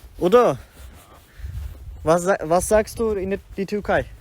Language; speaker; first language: German; non-native, learner; Turkish